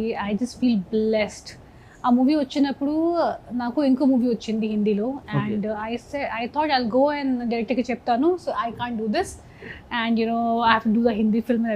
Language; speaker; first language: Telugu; non-native, local second language; Hindi